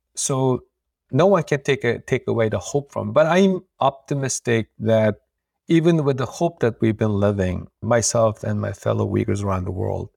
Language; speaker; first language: English; non-native, fluent; Uyghur